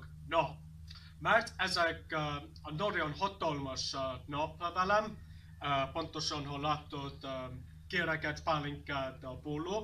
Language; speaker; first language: Hungarian; non-native, learner; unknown